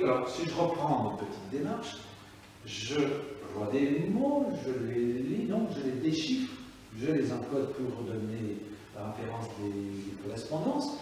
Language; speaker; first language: French; native; French